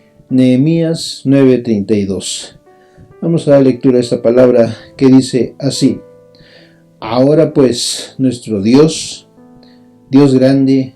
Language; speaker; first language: Spanish; native; Spanish